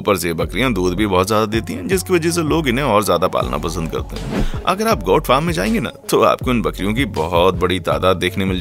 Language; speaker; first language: Hindi; native; Hindi